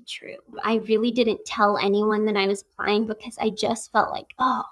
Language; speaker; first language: English; native; English